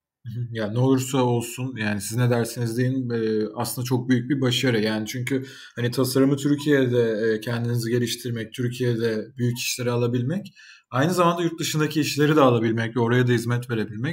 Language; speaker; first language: Turkish; native; Turkish